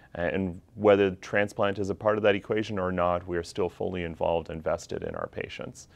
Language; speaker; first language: English; native; English